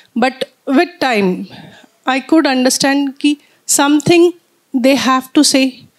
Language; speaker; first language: English; non-native, local second language; Marathi